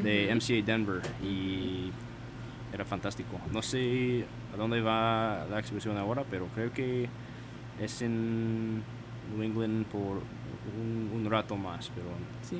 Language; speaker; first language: Spanish; non-native, learner; English